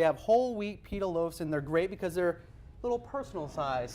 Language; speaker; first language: English; native; English